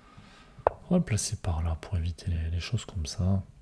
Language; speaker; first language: French; native; French